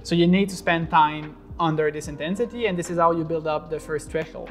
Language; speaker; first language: English; non-native, fluent; French